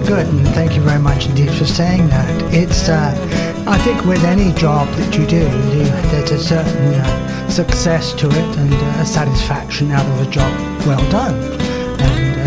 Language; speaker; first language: English; native; English